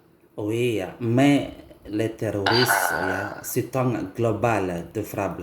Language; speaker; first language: French; non-native, learner; Indonesian